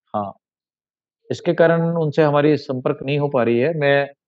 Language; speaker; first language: Hindi; native; Hindi